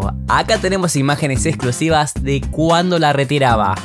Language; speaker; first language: Spanish; native; Spanish